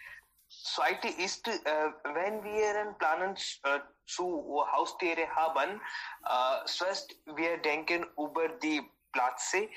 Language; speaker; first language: German; non-native, learner; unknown